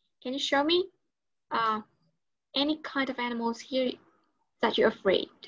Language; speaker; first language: English; non-native, learner; Vietnamese